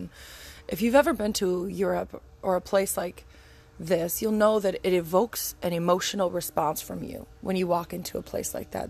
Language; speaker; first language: English; native; English